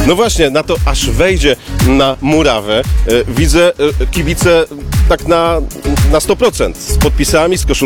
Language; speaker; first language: Polish; native; Polish